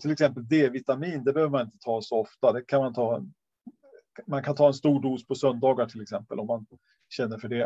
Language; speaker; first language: Swedish; native; Swedish